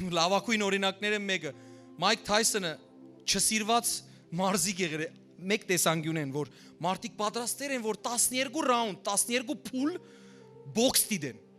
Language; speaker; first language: Armenian; early bilingual, heritage; Armenian